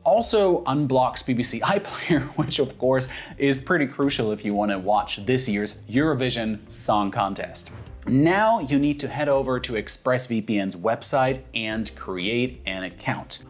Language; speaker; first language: English; non-native, fluent; German